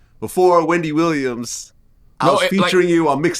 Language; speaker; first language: English; native; English